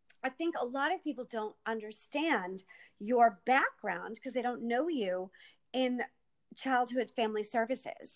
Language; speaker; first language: English; native; English